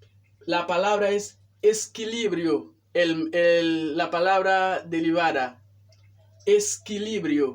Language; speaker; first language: Spanish; non-native, fluent; Haitian Creole